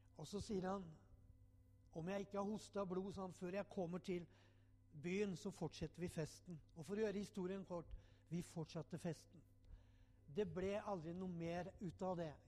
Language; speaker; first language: Norwegian; native; Norwegian